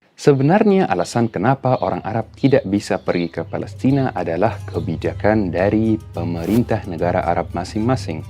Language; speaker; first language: Indonesian; non-native, fluent; Arabic